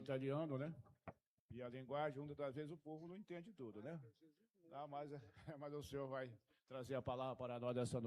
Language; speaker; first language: Portuguese; native; Portuguese